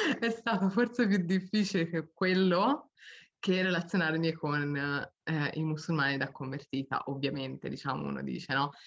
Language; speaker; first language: Italian; native; Italian